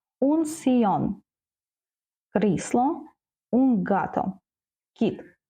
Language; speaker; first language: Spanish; non-native, fluent; Ukrainian